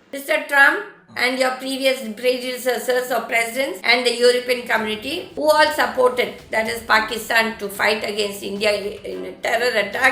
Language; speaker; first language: English; non-native, local second language; Tamil